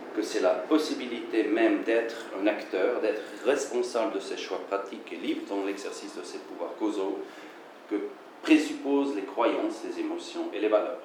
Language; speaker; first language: French; non-native, fluent; German